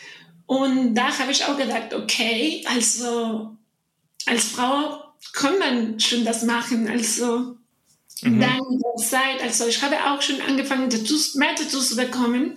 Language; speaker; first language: German; non-native, learner; Spanish